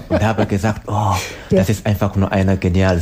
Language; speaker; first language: German; non-native, learner; Swahili